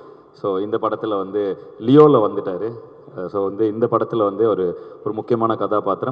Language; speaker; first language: Tamil; native; Tamil